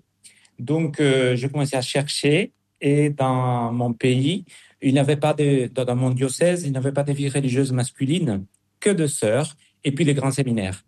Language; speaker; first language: French; non-native, fluent; Spanish